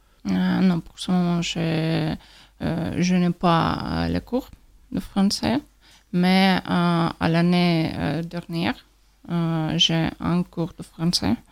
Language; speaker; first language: French; non-native, learner; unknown